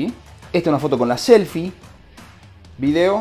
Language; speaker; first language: Spanish; native; Spanish